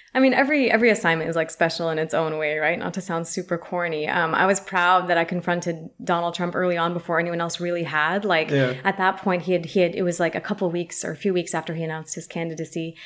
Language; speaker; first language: English; early bilingual, other home language; Arabic